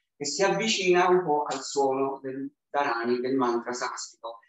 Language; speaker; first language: Italian; native; Italian